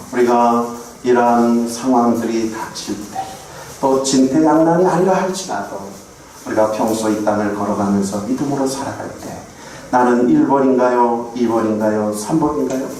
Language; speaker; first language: Korean; native; Korean